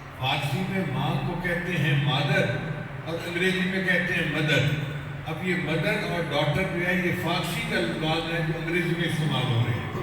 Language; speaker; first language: Urdu; non-native, local second language; Punjabi